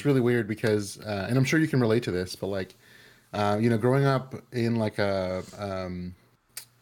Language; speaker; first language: English; early bilingual, other home language; Spanish